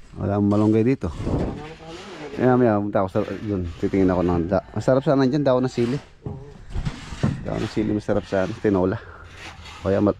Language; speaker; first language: Filipino; native; Filipino